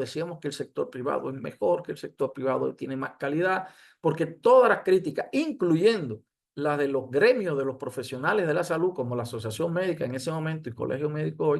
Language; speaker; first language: Spanish; native; Spanish